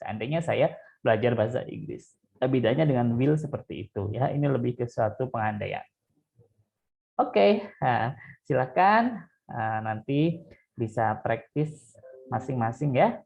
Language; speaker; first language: Indonesian; native; Indonesian